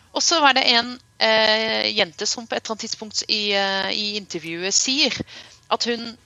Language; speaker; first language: Norwegian; non-native, fluent; Dutch